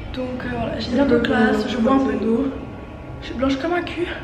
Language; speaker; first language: French; native; French